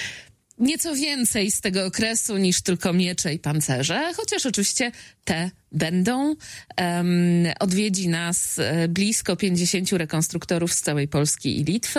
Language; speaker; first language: Polish; native; Polish